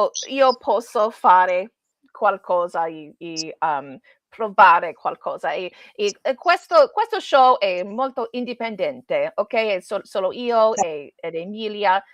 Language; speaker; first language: Italian; non-native, learner; English